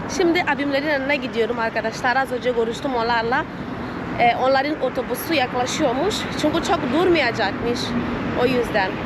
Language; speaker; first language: Turkish; non-native, fluent; Portuguese